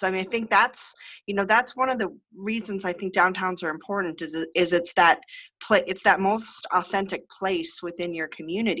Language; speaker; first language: English; native; English